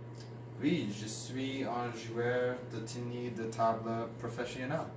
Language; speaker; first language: French; non-native, learner; English